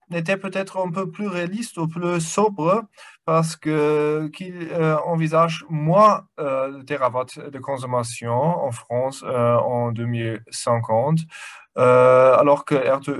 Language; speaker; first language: French; non-native, fluent; German